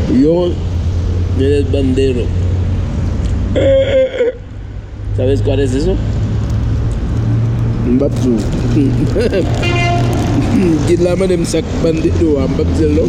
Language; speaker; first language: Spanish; non-native, learner; Haitian Creole